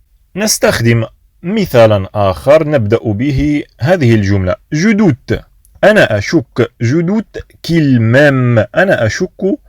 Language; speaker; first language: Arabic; native; Arabic